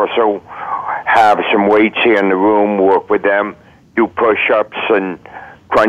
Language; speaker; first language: English; native; English